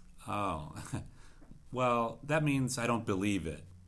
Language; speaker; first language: English; native; English